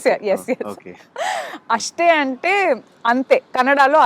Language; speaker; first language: Telugu; non-native, local second language; Kannada